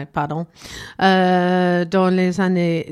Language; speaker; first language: French; non-native, learner; English